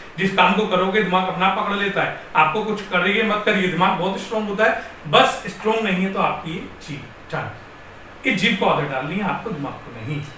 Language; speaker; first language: Hindi; native; Hindi